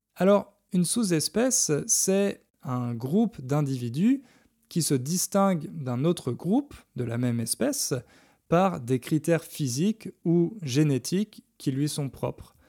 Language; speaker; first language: French; native; French